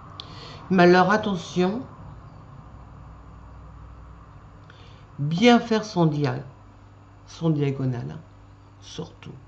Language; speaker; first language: French; native; French